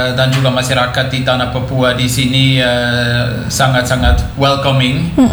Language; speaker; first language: Indonesian; non-native, fluent; German